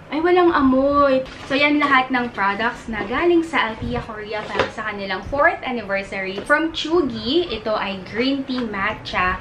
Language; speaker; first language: Filipino; native; Filipino